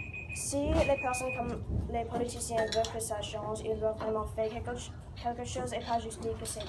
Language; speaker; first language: French; non-native, learner; English